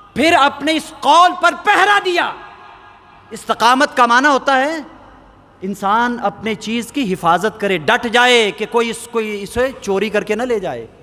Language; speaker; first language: Urdu; native; Urdu